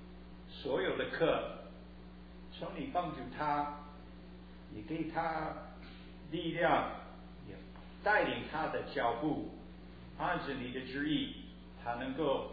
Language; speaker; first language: Chinese; early bilingual, heritage; Chinese